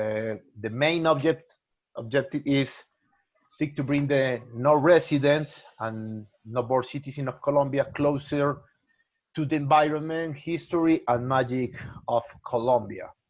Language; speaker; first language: English; non-native, learner; Spanish